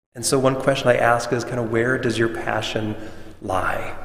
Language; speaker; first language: English; native; English